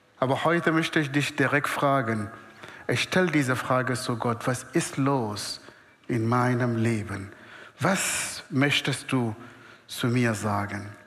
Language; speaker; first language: German; non-native, fluent; Arabic